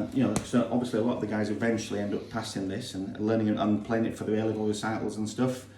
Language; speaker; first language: English; native; English